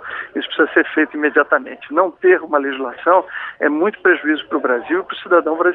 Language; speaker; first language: Portuguese; native; Portuguese